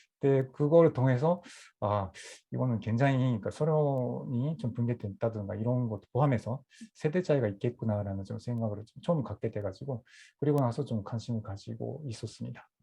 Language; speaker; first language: Korean; non-native, fluent; Japanese